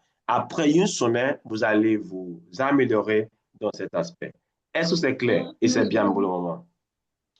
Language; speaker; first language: French; non-native, fluent; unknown